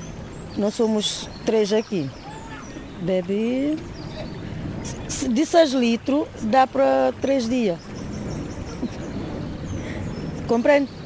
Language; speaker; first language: Portuguese; non-native, learner; Kabuverdianu